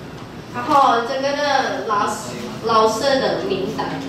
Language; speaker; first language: Chinese; non-native, learner; Indonesian